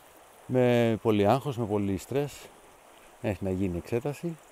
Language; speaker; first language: Greek; native; Greek